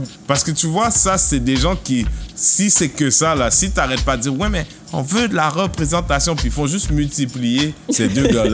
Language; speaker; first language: French; early bilingual, heritage; French